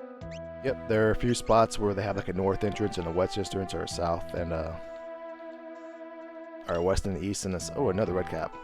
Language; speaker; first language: English; native; English